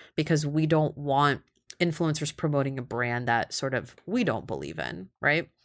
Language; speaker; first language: English; early bilingual, other home language; Russian